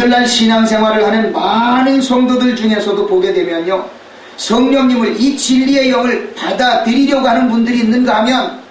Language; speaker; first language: Korean; native; Korean